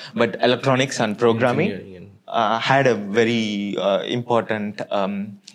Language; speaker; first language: English; non-native, local second language; Tamil